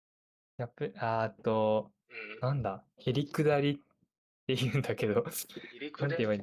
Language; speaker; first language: Japanese; native; Japanese